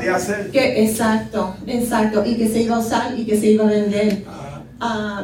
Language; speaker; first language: Spanish; early bilingual, heritage; Spanish